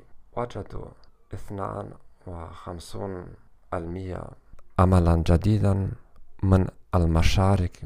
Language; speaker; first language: Arabic; non-native, learner; German